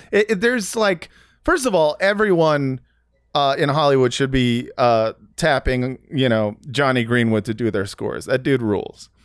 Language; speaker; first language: English; native; English